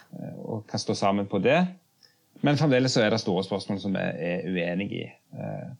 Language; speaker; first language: Norwegian; native; Norwegian